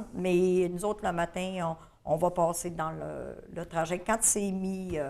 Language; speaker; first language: French; native; French